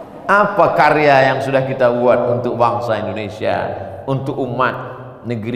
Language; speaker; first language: Indonesian; non-native, local second language; Malay